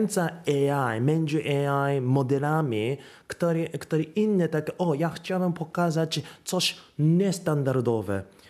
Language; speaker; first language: Polish; non-native, learner; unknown